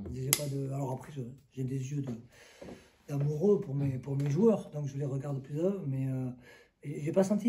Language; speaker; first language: French; native; French